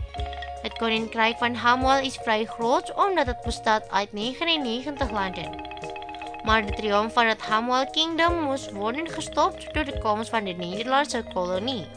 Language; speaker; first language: Dutch; non-native, learner; Indonesian